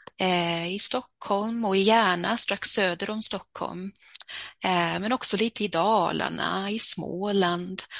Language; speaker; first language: Swedish; early bilingual, heritage; Swedish